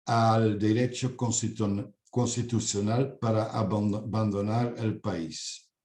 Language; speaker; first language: Spanish; non-native, fluent; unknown